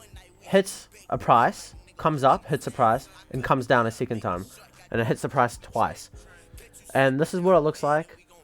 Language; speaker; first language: English; native; English